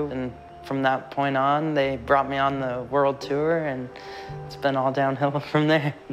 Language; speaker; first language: English; native; English